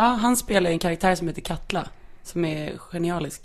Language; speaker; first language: Swedish; native; Swedish